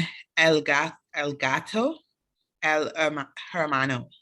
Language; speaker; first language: Spanish; non-native, learner; English